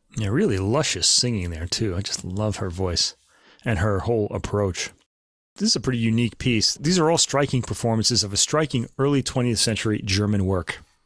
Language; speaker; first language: English; native; English